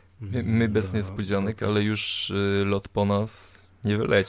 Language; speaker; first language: Polish; native; Polish